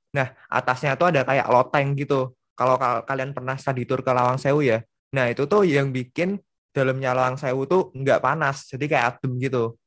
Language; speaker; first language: Indonesian; native; Indonesian